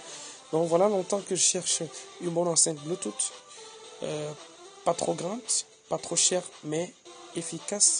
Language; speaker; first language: French; native; French